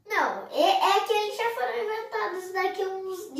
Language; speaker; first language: Portuguese; native; Portuguese